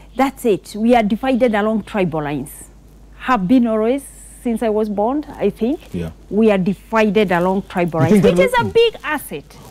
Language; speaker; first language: English; non-native, local second language; Kikuyu